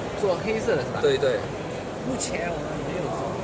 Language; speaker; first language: Chinese; native; Chinese